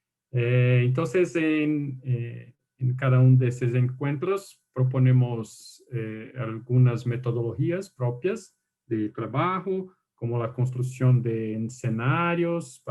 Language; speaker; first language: Spanish; non-native, fluent; Portuguese